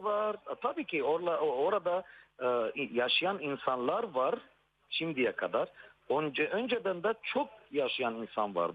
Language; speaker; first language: Turkish; non-native, fluent; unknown